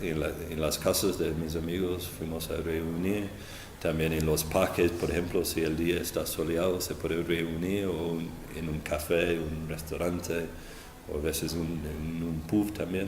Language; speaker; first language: Spanish; non-native, fluent; English